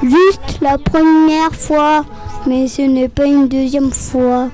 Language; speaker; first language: French; early bilingual, heritage; French